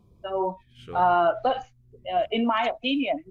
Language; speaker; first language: English; non-native, learner; Vietnamese